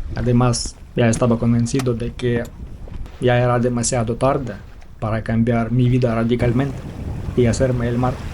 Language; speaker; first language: Spanish; non-native, fluent; Ukrainian